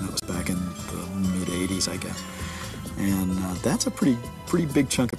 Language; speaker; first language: English; native; English